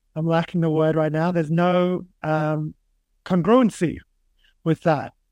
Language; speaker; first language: English; native; English